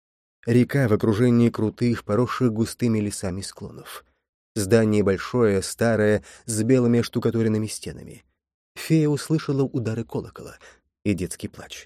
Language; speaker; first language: Russian; native; Russian